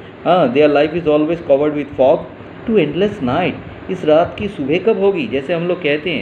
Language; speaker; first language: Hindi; native; Hindi